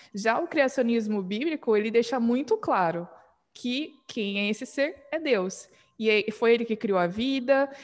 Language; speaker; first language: Portuguese; native; Portuguese